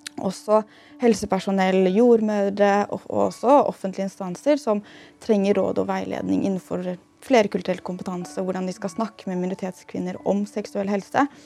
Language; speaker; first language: Norwegian; native; Norwegian